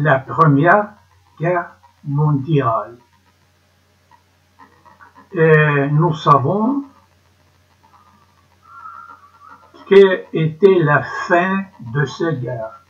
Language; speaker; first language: French; non-native, learner; Ukrainian